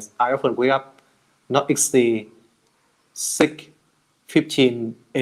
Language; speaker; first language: English; non-native, learner; Vietnamese